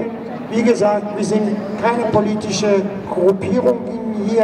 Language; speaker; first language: German; non-native, fluent; Persian